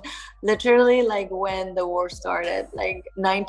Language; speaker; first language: English; early bilingual, other home language; Persian